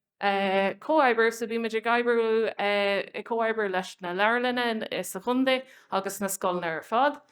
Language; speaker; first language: Irish; non-native, local second language; English